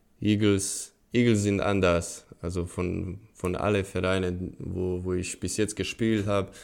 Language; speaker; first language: German; non-native, fluent; Bosnian